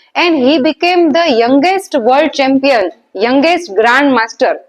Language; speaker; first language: English; non-native, local second language; Gujarati